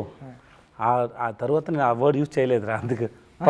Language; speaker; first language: Telugu; non-native, learner; Tamil